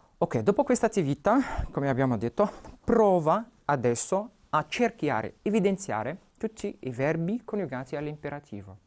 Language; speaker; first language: Italian; non-native, fluent; Arabic